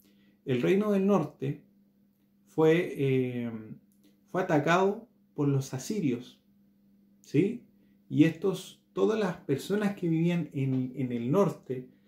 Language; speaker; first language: Spanish; native; Spanish